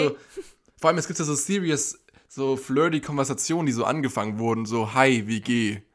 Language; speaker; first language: German; native; German